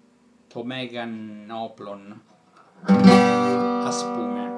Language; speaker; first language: Greek; non-native, fluent; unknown